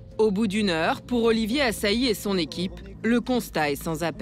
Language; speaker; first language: French; native; French